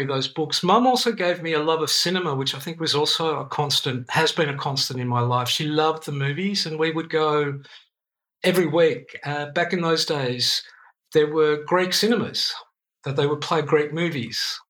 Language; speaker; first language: English; non-native, local second language; Greek